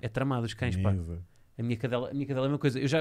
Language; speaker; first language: Portuguese; native; Portuguese